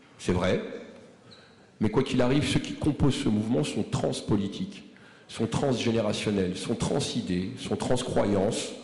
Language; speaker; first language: French; native; French